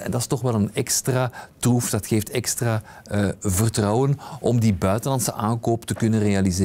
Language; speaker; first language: Dutch; native; Dutch